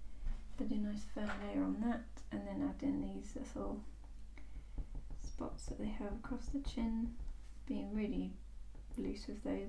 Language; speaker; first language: English; native; English